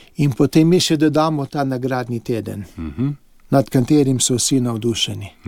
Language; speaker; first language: Slovenian; early bilingual, heritage; English